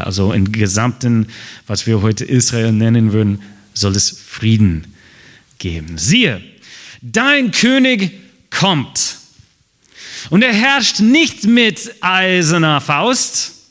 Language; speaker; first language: German; non-native, fluent; English